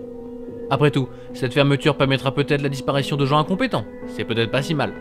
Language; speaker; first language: French; native; French